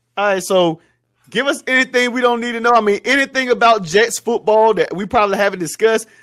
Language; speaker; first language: English; native; English